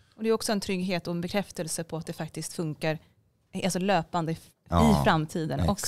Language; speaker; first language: Swedish; native; Swedish